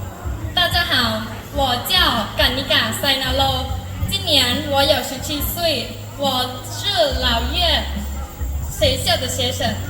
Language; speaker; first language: Chinese; non-native, learner; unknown